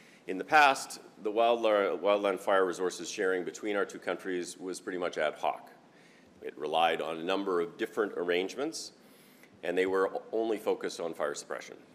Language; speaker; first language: English; native; English